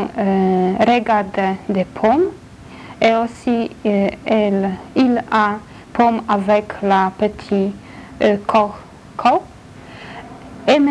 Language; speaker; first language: French; non-native, learner; Polish